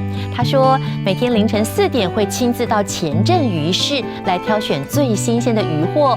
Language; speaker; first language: Chinese; native; Chinese